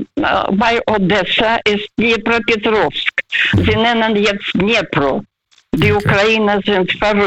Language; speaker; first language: German; non-native, fluent; Russian